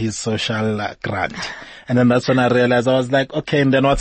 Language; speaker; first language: English; non-native, local second language; Zulu